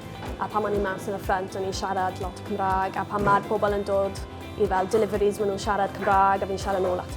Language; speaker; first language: Welsh; non-native, local second language; English